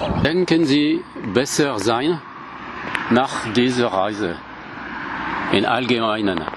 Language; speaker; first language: German; non-native, learner; French